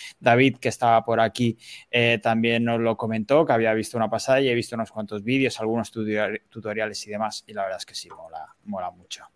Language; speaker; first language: Spanish; native; Spanish